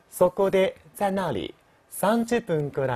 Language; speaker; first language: Japanese; non-native, fluent; Chinese